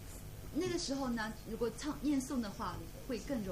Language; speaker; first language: Chinese; native; Chinese